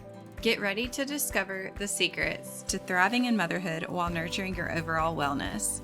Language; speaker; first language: English; native; English